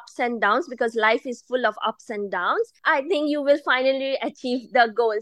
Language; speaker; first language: English; non-native, local second language; Bangla